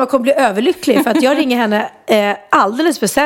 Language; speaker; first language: Swedish; native; Swedish